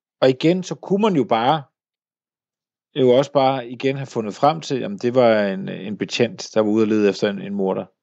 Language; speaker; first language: Danish; native; Danish